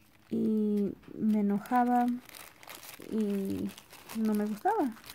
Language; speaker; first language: Spanish; early bilingual, other home language; English